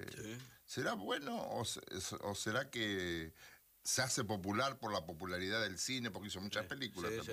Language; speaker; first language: Spanish; native; Spanish